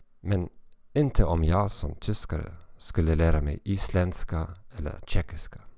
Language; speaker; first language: Swedish; non-native, fluent; German